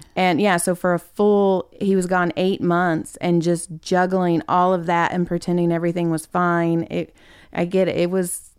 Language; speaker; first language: English; native; English